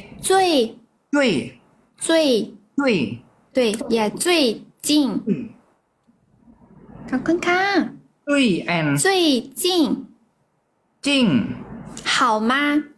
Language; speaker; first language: Chinese; non-native, learner; Thai